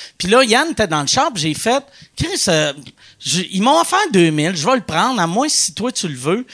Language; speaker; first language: French; native; French